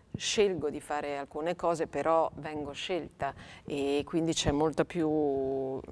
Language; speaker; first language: Italian; native; Italian